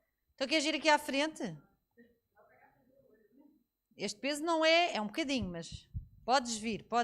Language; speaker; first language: Portuguese; native; Portuguese